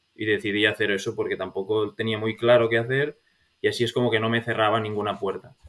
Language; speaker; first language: Spanish; native; Spanish